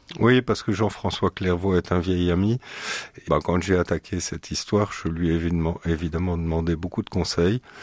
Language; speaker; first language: French; native; French